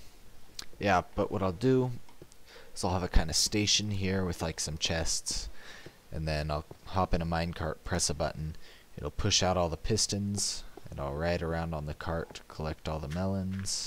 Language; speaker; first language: English; native; English